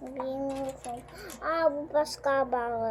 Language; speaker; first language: Turkish; non-native, learner; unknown